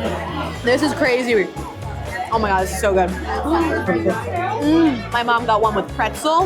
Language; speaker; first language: English; native; English